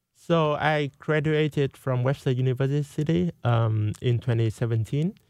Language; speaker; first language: English; non-native, fluent; Vietnamese